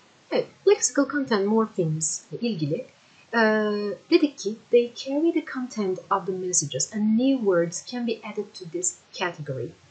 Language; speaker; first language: English; non-native, fluent; Turkish